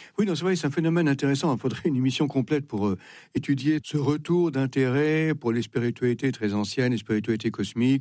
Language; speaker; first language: French; native; French